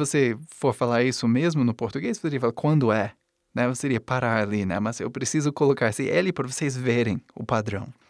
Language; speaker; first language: Portuguese; non-native, fluent; English